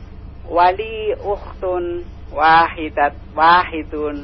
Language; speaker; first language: Arabic; non-native, learner; Indonesian